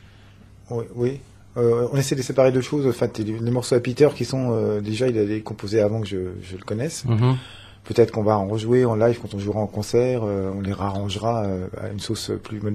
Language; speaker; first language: French; native; French